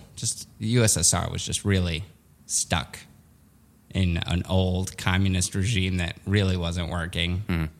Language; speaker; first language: English; early bilingual, other home language; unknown